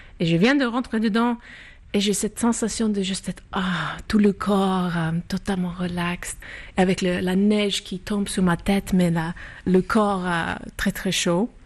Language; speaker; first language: French; non-native, fluent; Icelandic